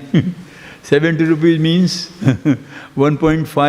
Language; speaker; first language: English; non-native, local second language; Hindi